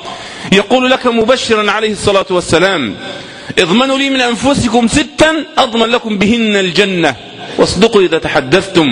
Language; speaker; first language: Arabic; native; Arabic